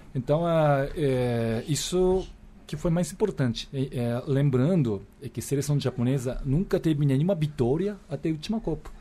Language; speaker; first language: Portuguese; non-native, fluent; Japanese